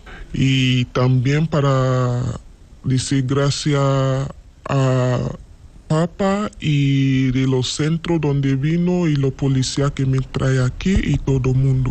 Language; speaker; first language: Spanish; non-native, learner; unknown